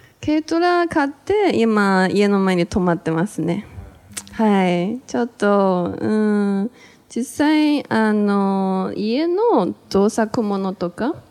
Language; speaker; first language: Japanese; native; Japanese